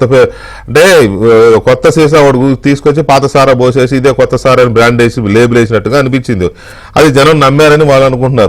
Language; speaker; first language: Telugu; native; Telugu